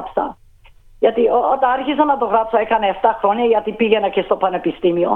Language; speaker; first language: Greek; early bilingual, heritage; Greek